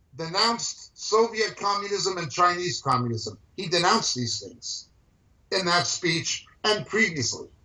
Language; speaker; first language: English; native; English